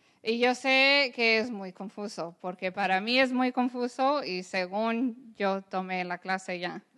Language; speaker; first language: Spanish; early bilingual, other home language; English